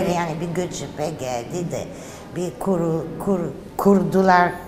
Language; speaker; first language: Turkish; non-native, fluent; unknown